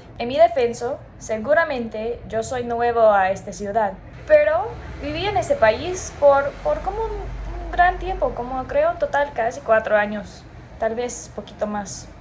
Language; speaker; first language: Spanish; non-native, learner; English